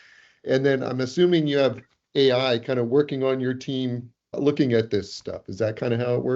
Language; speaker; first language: English; native; English